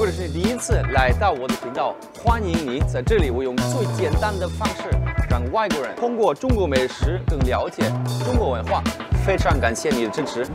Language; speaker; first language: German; native; German